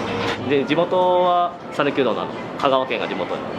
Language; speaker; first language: Japanese; native; Japanese